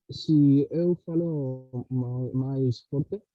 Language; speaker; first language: Portuguese; non-native, learner; Spanish